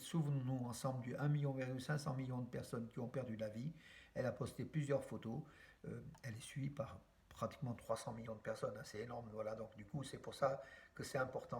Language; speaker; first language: French; native; French